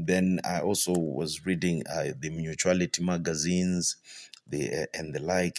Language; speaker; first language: English; non-native, local second language; Shona